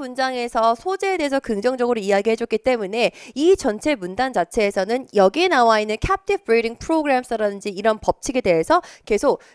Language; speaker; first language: Korean; native; Korean